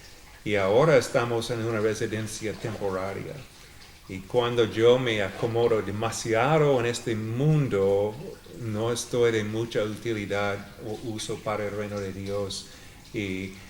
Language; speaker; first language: Spanish; non-native, fluent; English